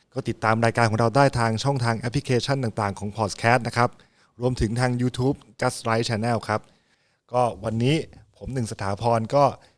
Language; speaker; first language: Thai; native; Thai